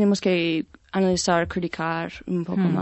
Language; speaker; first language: Spanish; non-native, fluent; English